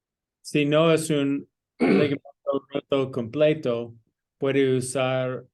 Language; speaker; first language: Spanish; non-native, learner; English